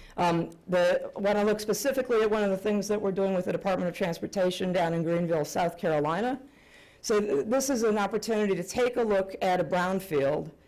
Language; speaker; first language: English; native; English